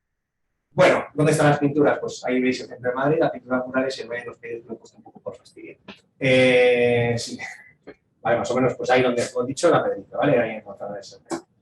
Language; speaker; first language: Spanish; native; Spanish